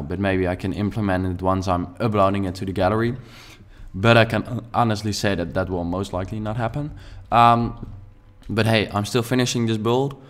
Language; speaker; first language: English; non-native, fluent; Dutch